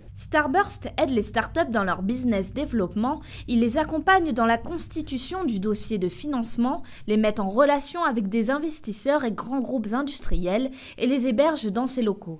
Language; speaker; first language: French; native; French